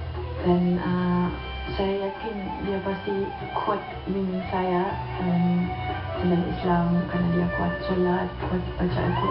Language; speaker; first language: Indonesian; non-native, learner; German